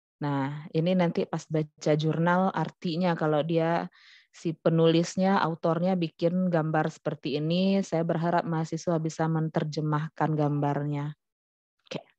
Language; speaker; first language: Indonesian; non-native, local second language; Minangkabau